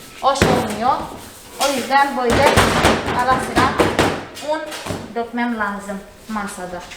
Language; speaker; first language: Turkish; non-native, fluent; Portuguese